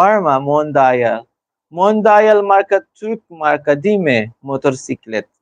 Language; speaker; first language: Turkish; non-native, learner; Filipino